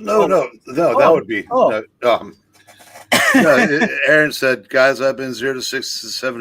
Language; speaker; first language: English; native; English